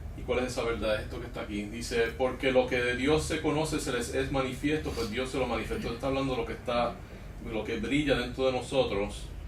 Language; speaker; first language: Spanish; early bilingual, heritage; Spanish